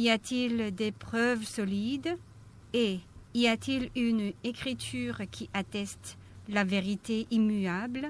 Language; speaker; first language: French; non-native, fluent; Korean